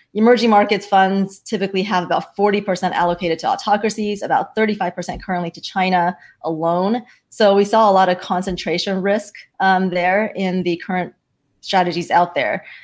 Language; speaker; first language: English; early bilingual, other home language; Chinese